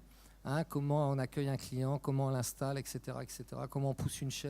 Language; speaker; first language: French; native; French